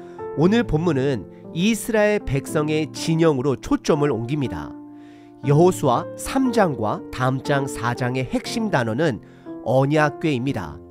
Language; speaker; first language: Korean; native; Korean